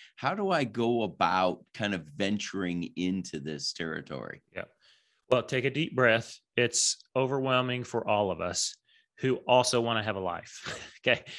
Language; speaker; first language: English; native; English